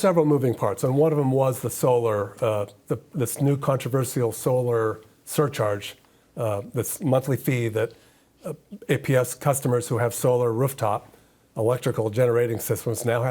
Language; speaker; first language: English; native; English